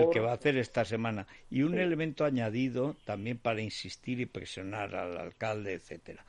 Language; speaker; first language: Spanish; native; Spanish